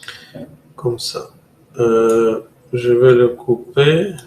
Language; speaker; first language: French; non-native, fluent; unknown